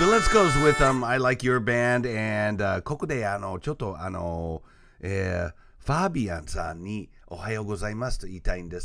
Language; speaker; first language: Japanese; non-native, fluent; English